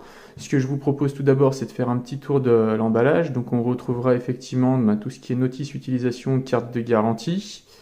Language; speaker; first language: French; native; French